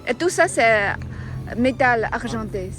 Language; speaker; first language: French; non-native, learner; Chinese